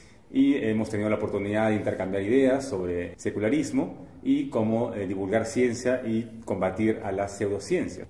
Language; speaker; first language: Spanish; native; Spanish